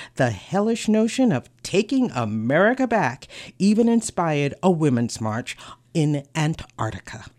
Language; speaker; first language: English; native; English